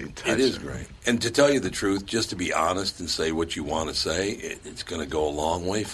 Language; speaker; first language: English; native; English